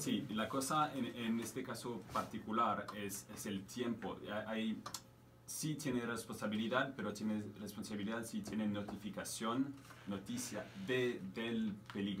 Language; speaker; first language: Spanish; non-native, fluent; French